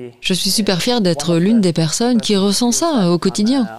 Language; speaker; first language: French; non-native, fluent; Danish